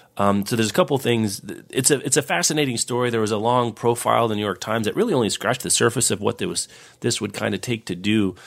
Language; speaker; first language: English; native; English